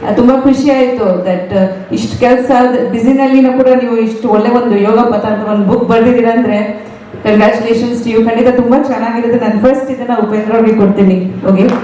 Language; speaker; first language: Kannada; non-native, fluent; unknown